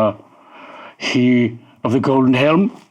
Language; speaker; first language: English; native; English